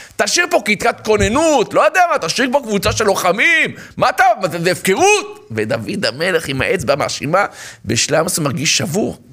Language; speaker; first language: Hebrew; native; Hebrew